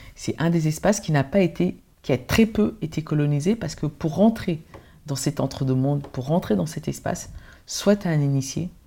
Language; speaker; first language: French; early bilingual, other home language; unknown